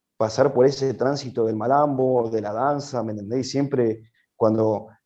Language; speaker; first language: Spanish; native; Spanish